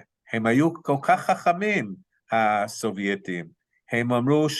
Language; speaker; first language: Hebrew; non-native, fluent; English